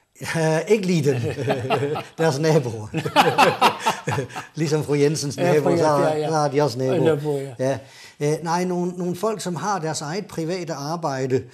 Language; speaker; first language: Danish; native; Danish